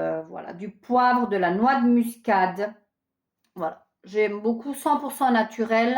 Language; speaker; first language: French; native; French